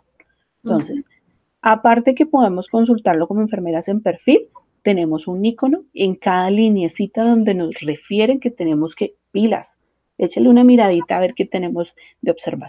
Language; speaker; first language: Spanish; native; Spanish